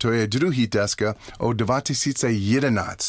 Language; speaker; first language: Czech; non-native, learner; English